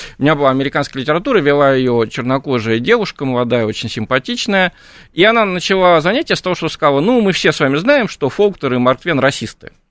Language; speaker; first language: Russian; native; Russian